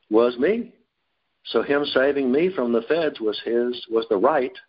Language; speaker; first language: English; native; English